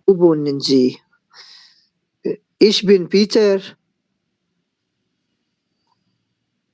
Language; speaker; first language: German; non-native, learner; Urdu